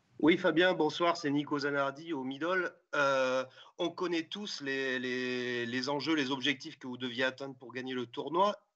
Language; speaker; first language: French; native; French